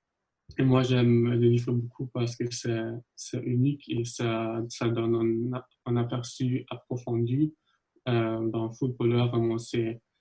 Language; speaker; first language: French; non-native, fluent; German